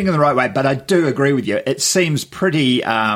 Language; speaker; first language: English; native; English